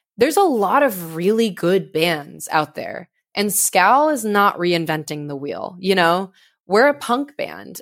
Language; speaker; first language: English; native; English